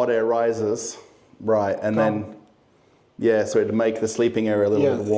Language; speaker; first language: English; native; English